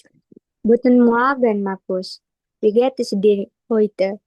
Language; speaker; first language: German; non-native, learner; Indonesian